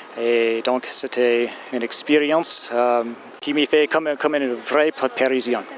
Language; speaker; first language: French; non-native, fluent; English